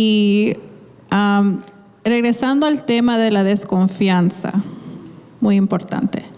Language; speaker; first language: Spanish; early bilingual, heritage; Spanish